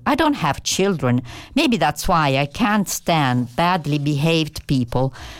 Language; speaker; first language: English; non-native, fluent; Italian